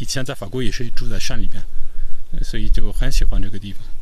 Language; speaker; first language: Chinese; non-native, fluent; French